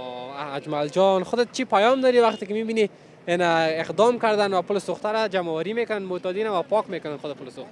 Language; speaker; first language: Persian; native; Persian